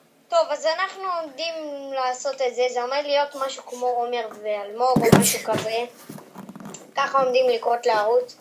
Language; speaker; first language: Hebrew; native; Hebrew